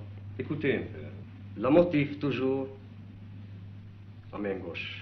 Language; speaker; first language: French; non-native, fluent; Hungarian